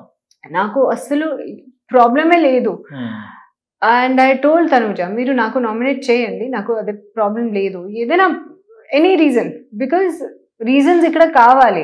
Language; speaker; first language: Telugu; non-native, learner; Hindi